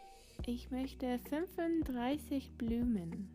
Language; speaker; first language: German; non-native, learner; English